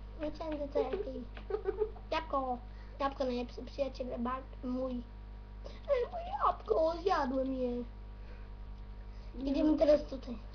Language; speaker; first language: Polish; native; Polish